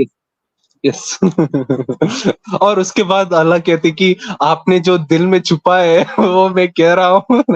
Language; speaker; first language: Hindi; non-native, local second language; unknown